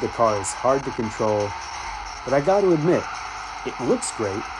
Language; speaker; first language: English; native; English